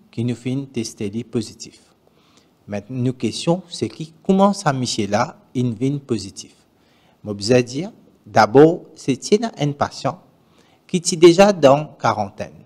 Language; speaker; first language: French; non-native, learner; Morisyen